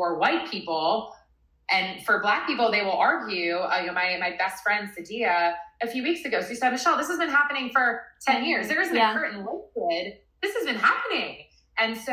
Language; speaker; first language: English; native; English